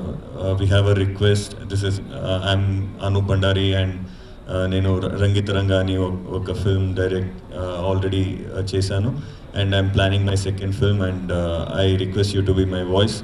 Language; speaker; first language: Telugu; non-native, learner; Kannada